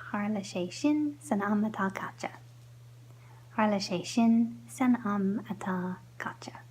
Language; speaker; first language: Irish; non-native, local second language; English